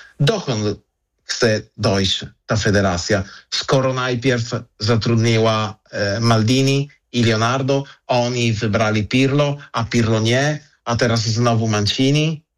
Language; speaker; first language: Polish; non-native, fluent; Italian